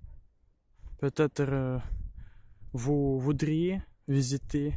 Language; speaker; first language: French; non-native, learner; Ukrainian